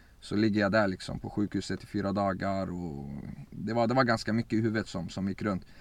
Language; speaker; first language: Swedish; early bilingual, other home language; Kurdish